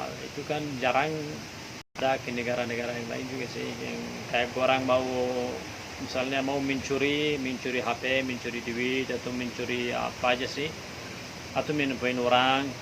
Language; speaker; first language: Indonesian; non-native, fluent; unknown